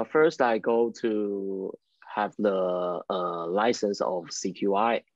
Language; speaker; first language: English; non-native, learner; Chinese